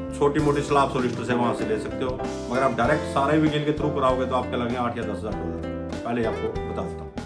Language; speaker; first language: Hindi; native; Hindi